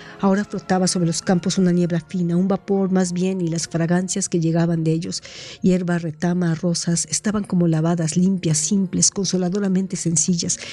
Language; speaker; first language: Spanish; native; Spanish